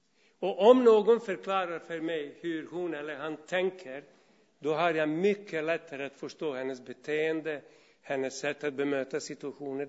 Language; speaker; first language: Swedish; non-native, fluent; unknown